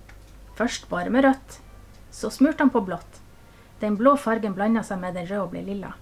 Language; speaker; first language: Norwegian; native; Norwegian